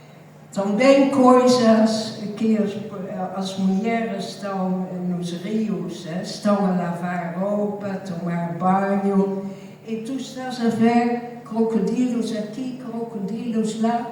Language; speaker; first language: Portuguese; non-native, fluent; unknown